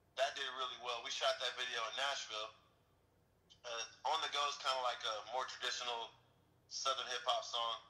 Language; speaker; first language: English; native; English